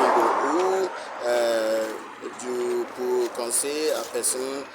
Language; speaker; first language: French; non-native, learner; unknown